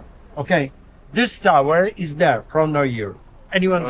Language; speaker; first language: English; non-native, learner; Italian